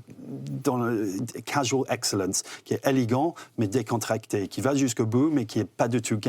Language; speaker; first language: French; non-native, fluent; English